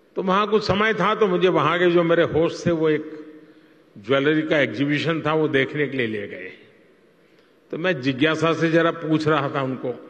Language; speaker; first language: Hindi; non-native, local second language; Gujarati